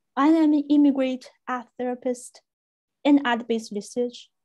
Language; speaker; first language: English; non-native, fluent; Chinese